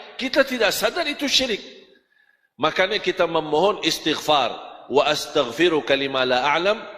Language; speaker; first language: Malay; non-native, fluent; Arabic